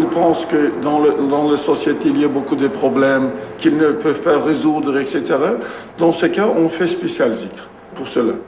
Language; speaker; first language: French; non-native, learner; Uzbek